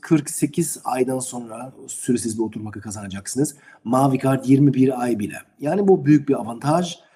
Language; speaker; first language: Turkish; non-native, learner; German